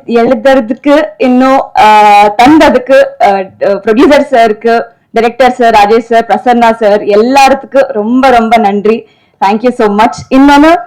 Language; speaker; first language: Tamil; non-native, learner; Telugu